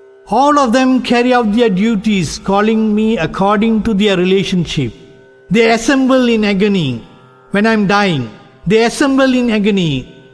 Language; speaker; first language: English; non-native, local second language; Tamil